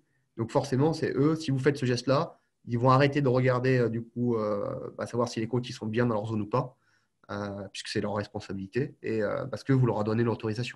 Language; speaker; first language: French; native; French